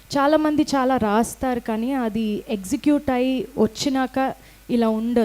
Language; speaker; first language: Telugu; non-native, fluent; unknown